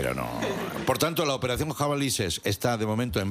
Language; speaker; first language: Spanish; native; Spanish